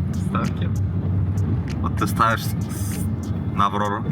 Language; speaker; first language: Russian; native; Russian